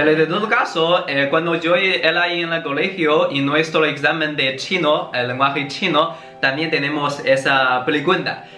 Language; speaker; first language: Spanish; non-native, learner; Chinese